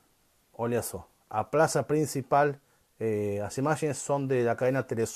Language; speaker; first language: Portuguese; non-native, learner; Spanish